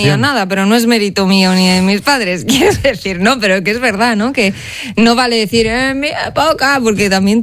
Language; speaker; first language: Spanish; native; Spanish